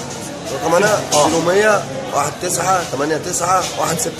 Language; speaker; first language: Arabic; native; Arabic